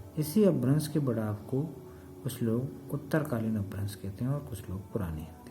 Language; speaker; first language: Hindi; native; Hindi